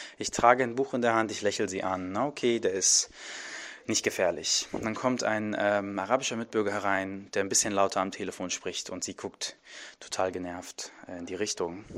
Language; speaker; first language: German; early bilingual, other home language; Arabic